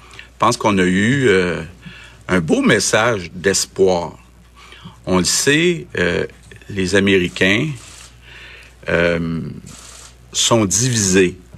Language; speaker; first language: French; native; French